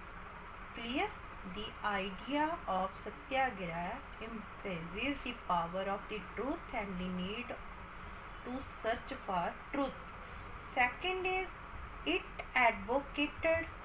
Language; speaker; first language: English; non-native, local second language; Hindi